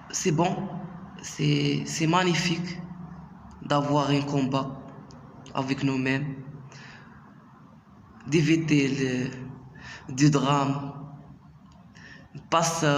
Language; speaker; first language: French; non-native, local second language; Arabic